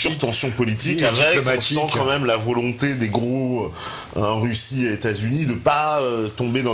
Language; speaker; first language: French; native; French